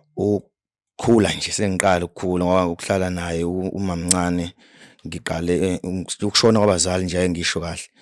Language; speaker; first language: Zulu; native; Zulu